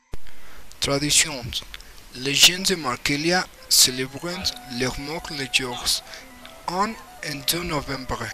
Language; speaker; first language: French; non-native, learner; Spanish